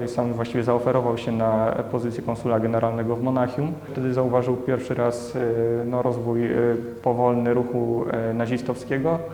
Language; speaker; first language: Polish; native; Polish